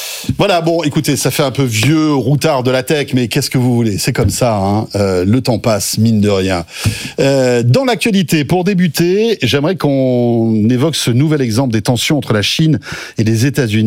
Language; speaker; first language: French; native; French